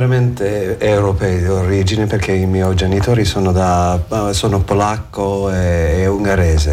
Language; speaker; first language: Italian; non-native, learner; English